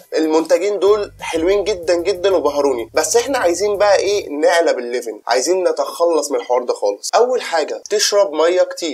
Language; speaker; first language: Arabic; native; Arabic